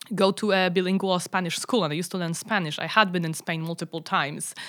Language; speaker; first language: English; non-native, fluent; Polish